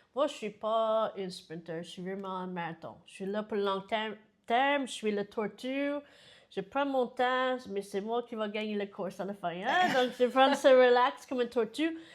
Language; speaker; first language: French; non-native, fluent; English